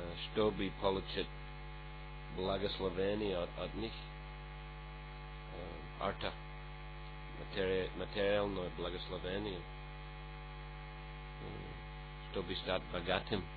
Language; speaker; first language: Russian; non-native, fluent; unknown